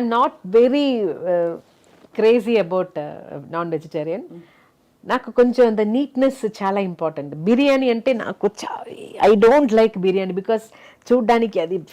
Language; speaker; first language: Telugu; non-native, local second language; Malayalam